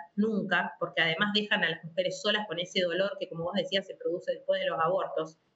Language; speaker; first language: Spanish; native; Spanish